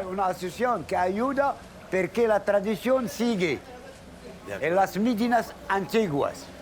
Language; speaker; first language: Spanish; non-native, fluent; Arabic